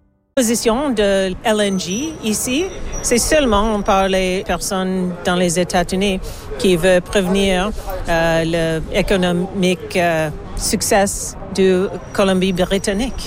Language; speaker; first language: French; non-native, learner; English